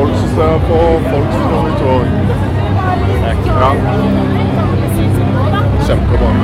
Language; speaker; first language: Norwegian; native; Norwegian